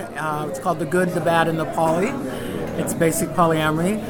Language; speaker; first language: English; non-native, fluent; Hebrew